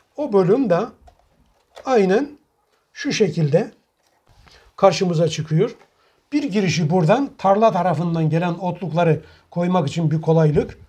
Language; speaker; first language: Turkish; native; Turkish